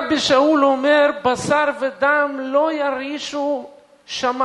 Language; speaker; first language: Hebrew; non-native, fluent; Russian